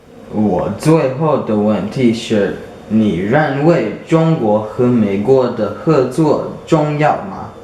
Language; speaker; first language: Chinese; non-native, learner; English